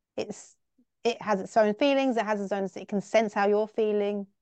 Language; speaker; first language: English; native; English